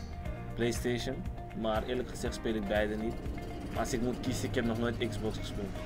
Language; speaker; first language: Dutch; native; Dutch